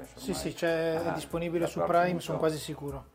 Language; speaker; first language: Italian; native; Italian